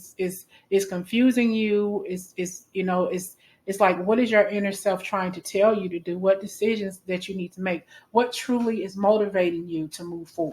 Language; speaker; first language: English; native; English